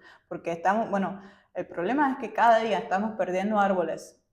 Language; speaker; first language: Spanish; non-native, fluent; German